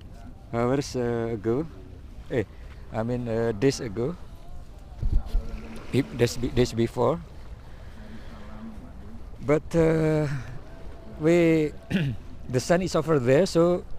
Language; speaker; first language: English; non-native, learner; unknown